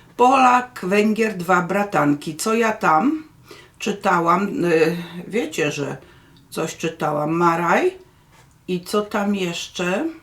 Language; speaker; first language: Polish; native; Polish